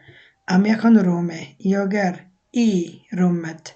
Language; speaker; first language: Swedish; non-native, learner; Bangla